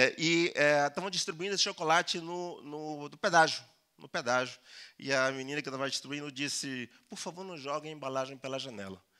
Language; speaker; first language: Portuguese; early bilingual, other home language; Spanish